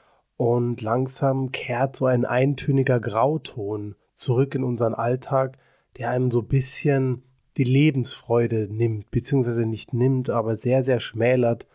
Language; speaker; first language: German; native; German